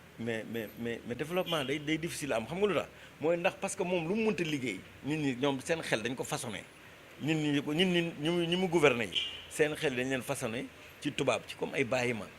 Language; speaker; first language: Wolof; non-native, local second language; Fula